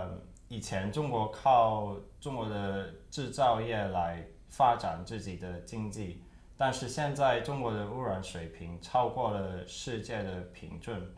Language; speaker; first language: Chinese; early bilingual, heritage; Chinese